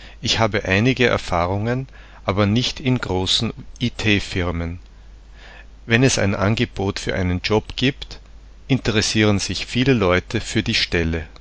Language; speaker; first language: German; non-native, learner; Czech